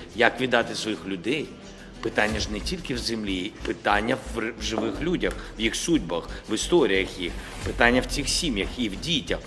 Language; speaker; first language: Ukrainian; non-native, local second language; Russian